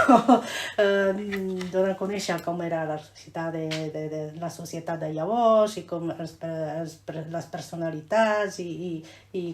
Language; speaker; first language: Catalan; non-native, fluent; Chinese